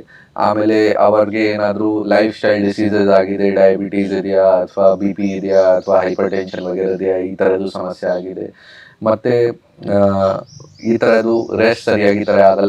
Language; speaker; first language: Kannada; non-native, local second language; Hindi